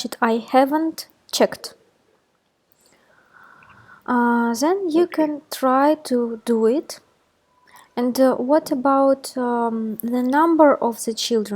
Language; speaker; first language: English; non-native, fluent; Russian